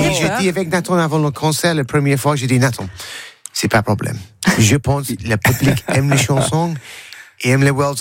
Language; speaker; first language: French; non-native, learner; English